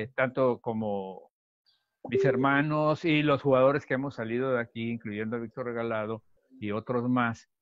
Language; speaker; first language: Spanish; native; Spanish